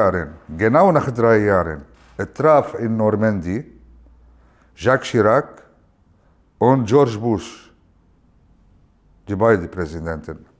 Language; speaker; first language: German; non-native, learner; Arabic